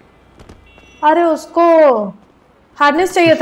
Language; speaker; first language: Hindi; native; Hindi